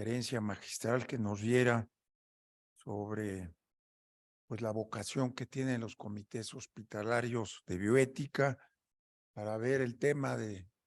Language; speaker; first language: Spanish; native; Spanish